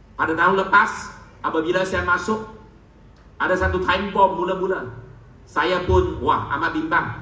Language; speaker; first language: Malay; non-native, local second language; Chinese